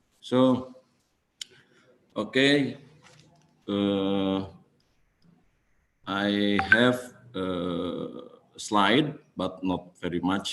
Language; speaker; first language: English; non-native, fluent; Indonesian